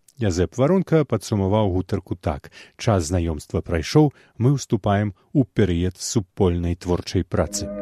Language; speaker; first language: Belarusian; native; Belarusian